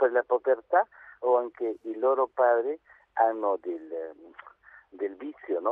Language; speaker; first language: Italian; non-native, fluent; Spanish